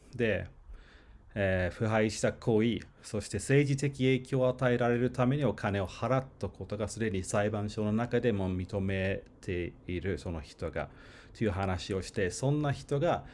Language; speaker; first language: Japanese; non-native, fluent; English